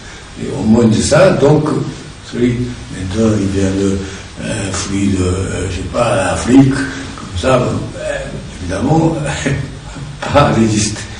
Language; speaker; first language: French; non-native, learner; Japanese